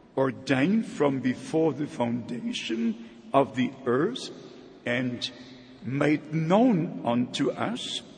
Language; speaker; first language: English; non-native, fluent; German